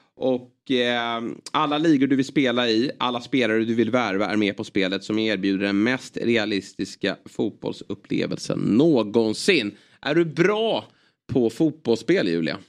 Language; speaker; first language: Swedish; native; Swedish